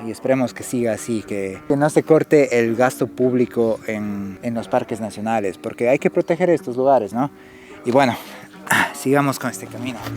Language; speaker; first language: Spanish; native; Spanish